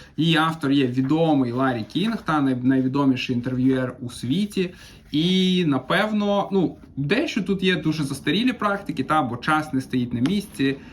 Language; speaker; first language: Ukrainian; non-native, local second language; Russian